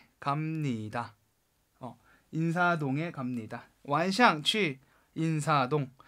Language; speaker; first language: Korean; non-native, fluent; Chinese